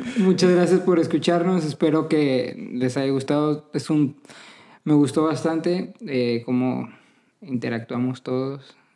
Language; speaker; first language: Spanish; native; Spanish